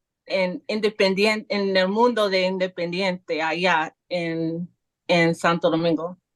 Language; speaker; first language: Spanish; non-native, learner; English